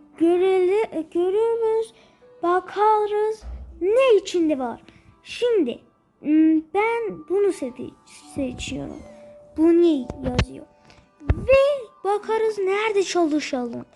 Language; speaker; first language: Turkish; early bilingual, heritage; Turkish